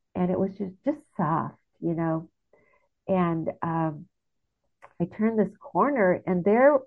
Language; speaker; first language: English; native; English